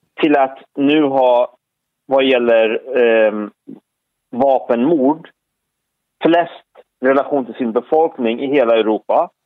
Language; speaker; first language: Swedish; early bilingual, other home language; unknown